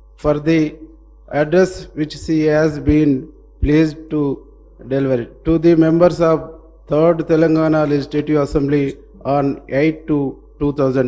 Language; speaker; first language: English; non-native, local second language; Telugu